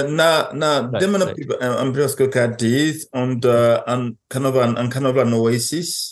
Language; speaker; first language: Welsh; non-native, fluent; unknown